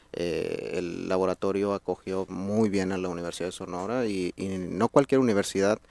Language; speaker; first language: Spanish; native; Spanish